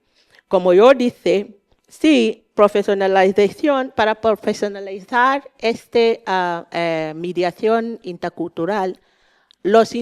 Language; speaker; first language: Spanish; non-native, learner; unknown